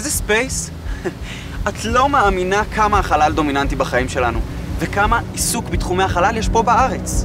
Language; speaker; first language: Hebrew; native; Hebrew